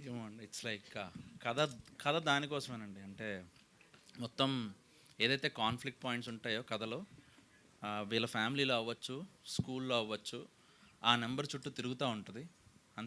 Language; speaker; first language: Telugu; native; Telugu